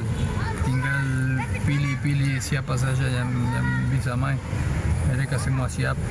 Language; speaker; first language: Indonesian; non-native, fluent; Spanish